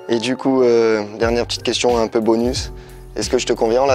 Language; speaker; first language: French; native; French